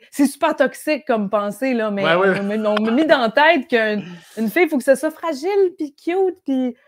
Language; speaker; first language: French; native; French